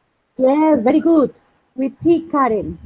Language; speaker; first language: English; non-native, fluent; Spanish